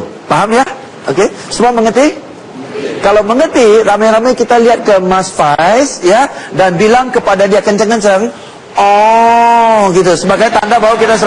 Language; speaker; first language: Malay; non-native, fluent; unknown